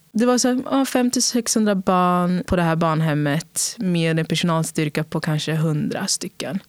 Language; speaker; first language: Swedish; early bilingual, other home language; Portuguese